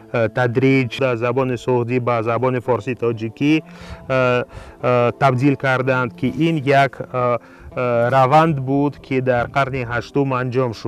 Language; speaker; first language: Persian; non-native, fluent; Russian